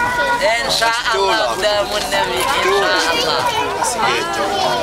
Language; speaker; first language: English; non-native, learner; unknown